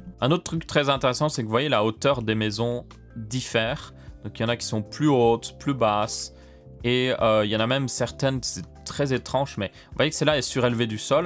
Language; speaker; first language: French; native; French